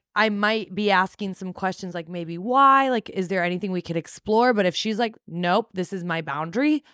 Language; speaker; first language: English; native; English